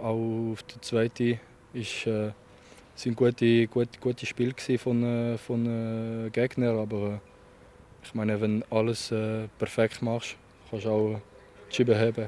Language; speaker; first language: German; non-native, local second language; French